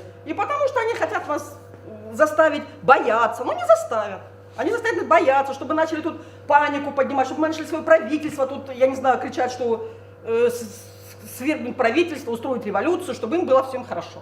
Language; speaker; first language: Russian; native; Russian